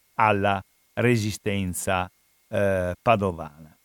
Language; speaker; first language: Italian; native; Italian